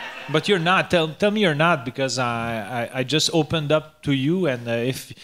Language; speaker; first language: English; non-native, learner; French